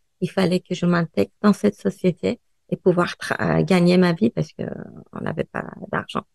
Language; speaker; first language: French; non-native, fluent; Persian